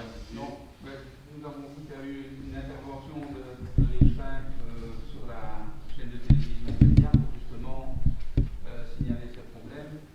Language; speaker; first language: French; native; French